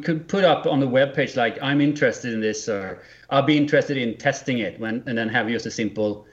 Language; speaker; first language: English; non-native, fluent; Swedish